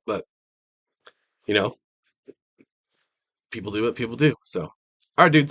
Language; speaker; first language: English; native; English